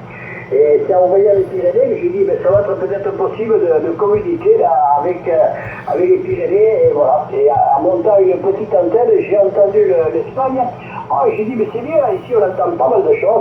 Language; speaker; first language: French; native; French